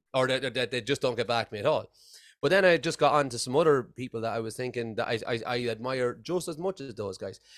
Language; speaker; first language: English; native; English